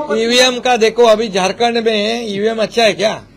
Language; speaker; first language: Hindi; non-native, local second language; Marathi